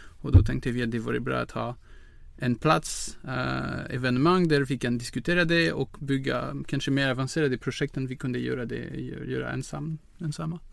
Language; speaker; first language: Swedish; non-native, fluent; French